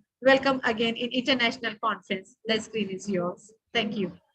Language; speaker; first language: English; non-native, local second language; Hindi